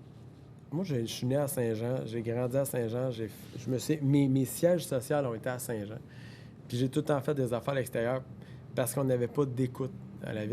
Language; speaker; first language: French; native; French